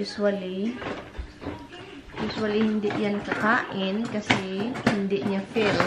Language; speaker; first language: Filipino; native; Filipino